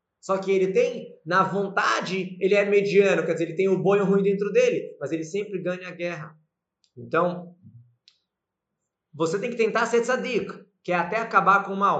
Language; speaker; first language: Portuguese; native; Portuguese